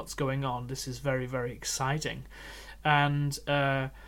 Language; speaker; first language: English; native; English